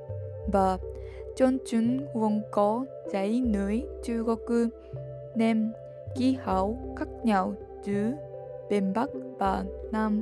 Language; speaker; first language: Vietnamese; non-native, learner; Japanese